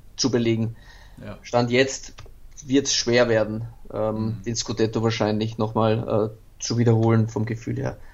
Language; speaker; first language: German; native; German